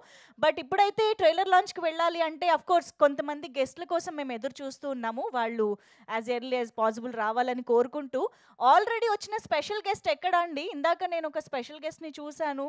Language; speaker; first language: Telugu; native; Telugu